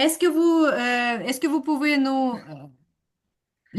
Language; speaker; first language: French; non-native, fluent; Ukrainian